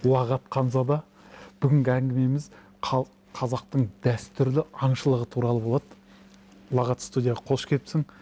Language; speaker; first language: Kazakh; early bilingual, heritage; Kazakh